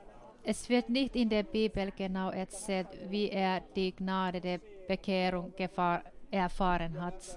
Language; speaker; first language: German; non-native, fluent; Finnish